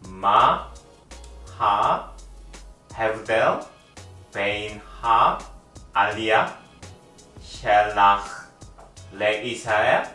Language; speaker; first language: Hebrew; non-native, learner; Korean